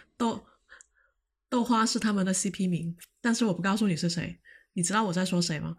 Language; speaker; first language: Chinese; non-native, local second language; Cantonese